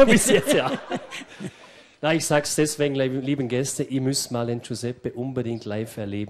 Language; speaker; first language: German; native; German